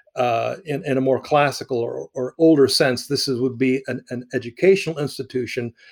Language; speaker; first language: English; early bilingual, other home language; Arabic